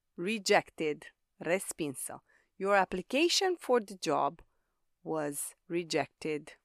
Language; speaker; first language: English; non-native, fluent; Romanian